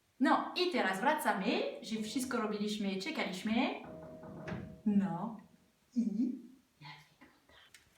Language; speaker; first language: Polish; non-native, learner; French